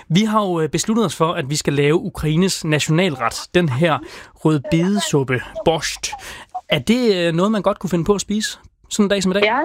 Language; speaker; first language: Danish; native; Danish